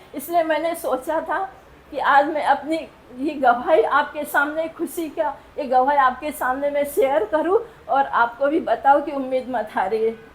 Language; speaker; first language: Hindi; non-native, local second language; Marathi